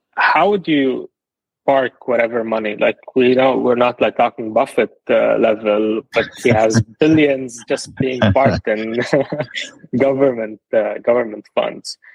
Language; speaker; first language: English; non-native, fluent; Arabic